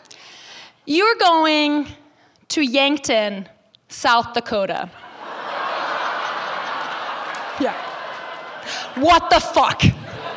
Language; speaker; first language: English; non-native, fluent; German